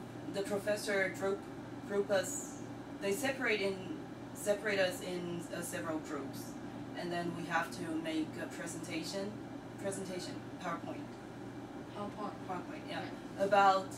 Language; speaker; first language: English; non-native, learner; Chinese